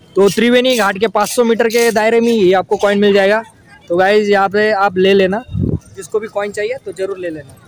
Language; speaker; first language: Hindi; non-native, local second language; Marathi